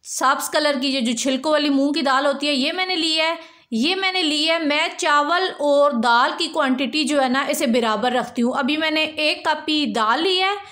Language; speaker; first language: Urdu; native; Urdu